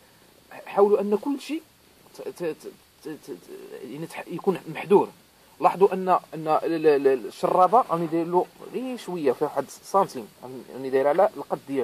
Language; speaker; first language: Arabic; native; Arabic